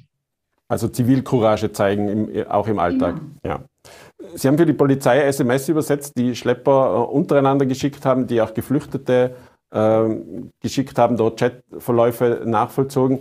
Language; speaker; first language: German; native; German